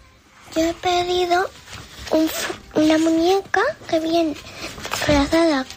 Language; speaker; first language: Spanish; native; Spanish